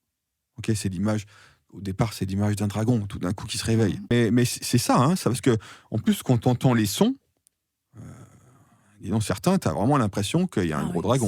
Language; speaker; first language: French; native; French